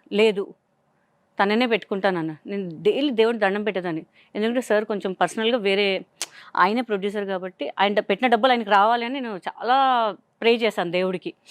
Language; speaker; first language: Telugu; non-native, local second language; Hindi